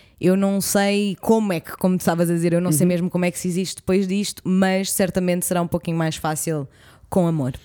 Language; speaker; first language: Portuguese; native; Portuguese